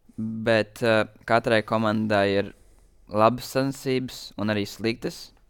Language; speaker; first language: Latvian; native; Latvian